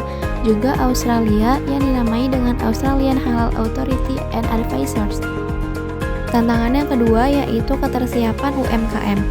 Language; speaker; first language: Indonesian; native; Indonesian